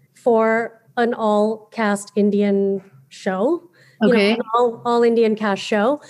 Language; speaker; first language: English; native; English